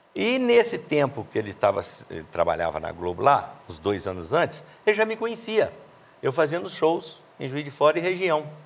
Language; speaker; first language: Portuguese; native; Portuguese